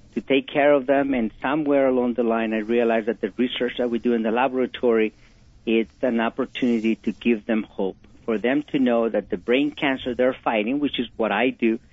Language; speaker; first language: English; non-native, fluent; Spanish